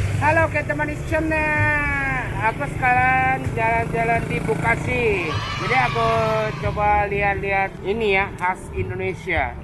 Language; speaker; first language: Indonesian; non-native, learner; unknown